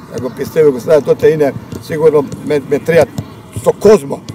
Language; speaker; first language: Greek; non-native, learner; Bosnian